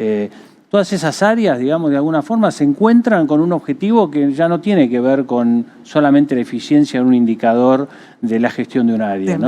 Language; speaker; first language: Spanish; native; Spanish